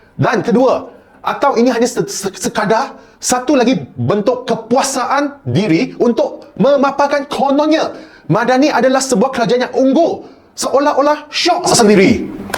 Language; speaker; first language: Malay; non-native, local second language; Chinese